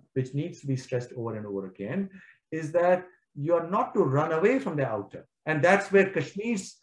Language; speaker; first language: English; non-native, local second language; Kashmiri